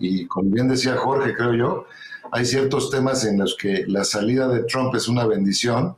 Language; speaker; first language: Spanish; native; Spanish